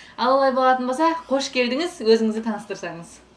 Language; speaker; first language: Kazakh; native; Kazakh